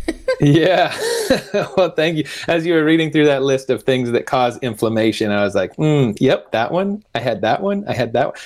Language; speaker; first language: English; native; English